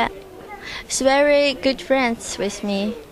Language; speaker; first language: English; non-native, learner; Chinese